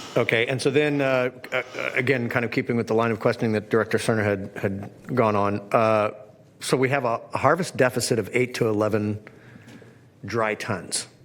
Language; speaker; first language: English; native; English